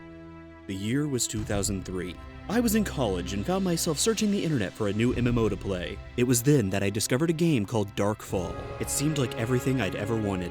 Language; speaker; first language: English; native; English